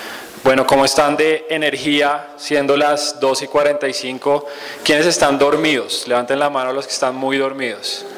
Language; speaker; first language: Spanish; native; Spanish